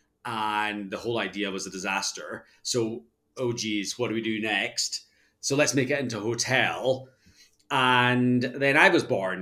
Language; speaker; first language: English; native; English